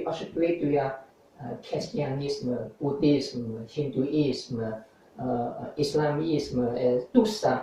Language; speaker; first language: French; non-native, fluent; English